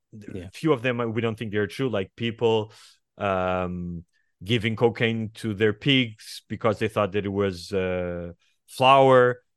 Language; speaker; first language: English; non-native, fluent; Portuguese